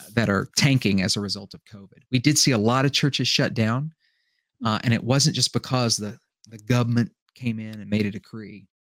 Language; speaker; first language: English; native; English